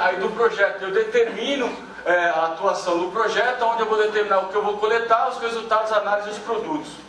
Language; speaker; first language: Portuguese; native; Portuguese